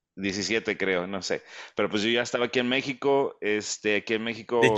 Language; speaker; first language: Spanish; early bilingual, heritage; Spanish